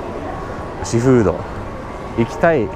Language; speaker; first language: Japanese; non-native, learner; English